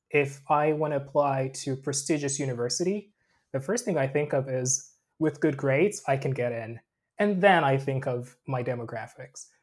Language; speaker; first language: English; non-native, local second language; Krio